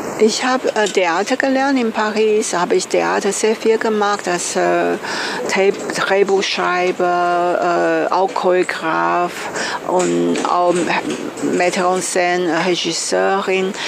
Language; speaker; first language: German; non-native, learner; Chinese